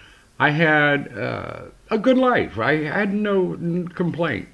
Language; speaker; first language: English; native; English